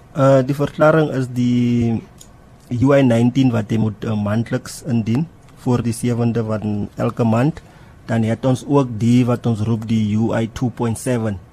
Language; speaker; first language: Afrikaans; non-native, local second language; Tswana